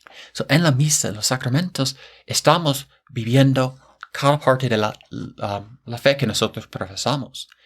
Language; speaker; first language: Spanish; non-native, fluent; English